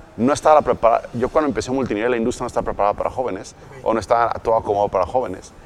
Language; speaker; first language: Spanish; native; Spanish